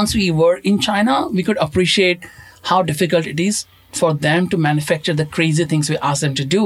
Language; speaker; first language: English; non-native, local second language; Konkani